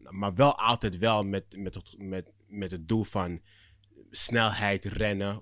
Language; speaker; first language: Dutch; early bilingual, other home language; Akan